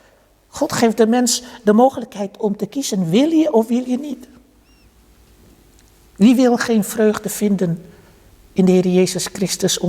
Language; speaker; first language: Dutch; early bilingual, other home language; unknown